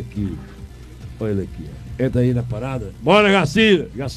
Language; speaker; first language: Portuguese; native; Portuguese